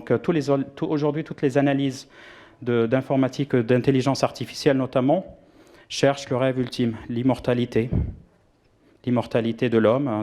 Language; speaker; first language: French; non-native, local second language; Arabic